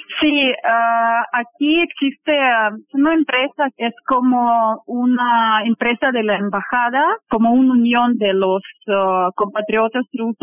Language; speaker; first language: Spanish; non-native, fluent; Russian